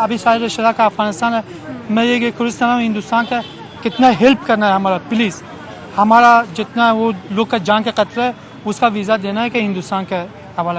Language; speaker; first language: Hindi; non-native, learner; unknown